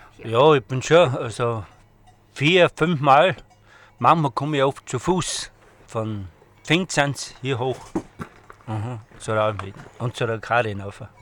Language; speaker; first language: German; native; German